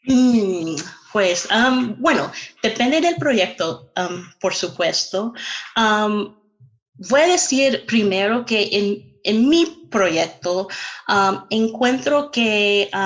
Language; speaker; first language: Spanish; non-native, fluent; English